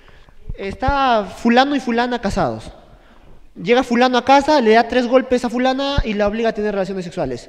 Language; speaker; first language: Spanish; native; Spanish